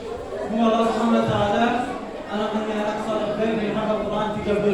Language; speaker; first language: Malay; non-native, learner; Arabic